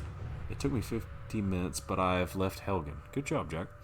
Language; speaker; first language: English; native; English